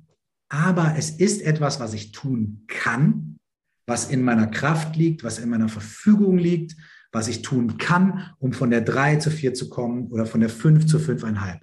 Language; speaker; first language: German; native; German